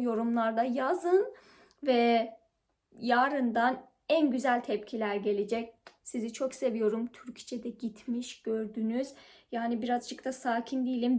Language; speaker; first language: Turkish; non-native, learner; Persian